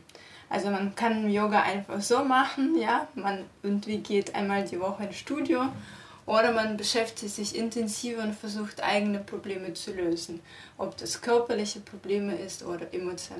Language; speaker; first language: German; non-native, fluent; Russian